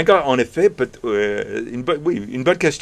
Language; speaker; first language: French; early bilingual, heritage; English